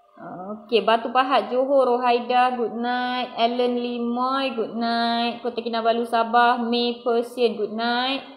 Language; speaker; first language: Malay; non-native, local second language; Tamil